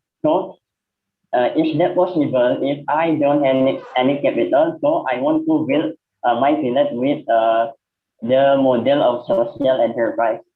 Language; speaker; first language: English; non-native, learner; Indonesian